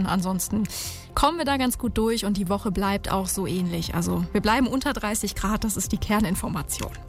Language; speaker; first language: German; native; German